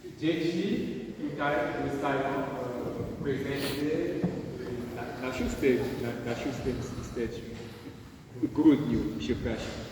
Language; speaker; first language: Polish; non-native, learner; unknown